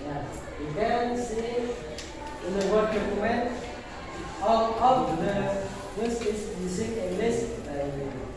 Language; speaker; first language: English; non-native, learner; Indonesian